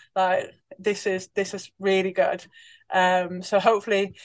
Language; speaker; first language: English; native; English